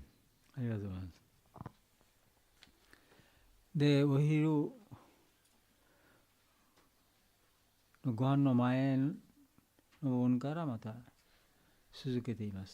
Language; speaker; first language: Japanese; non-native, learner; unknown